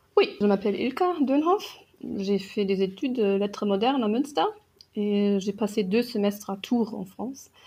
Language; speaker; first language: French; non-native, fluent; German